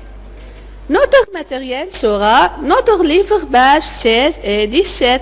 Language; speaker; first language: French; non-native, fluent; Arabic